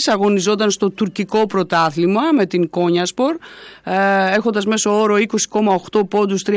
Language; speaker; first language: Greek; native; Greek